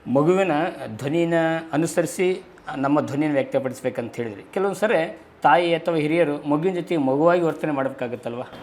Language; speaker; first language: Kannada; native; Kannada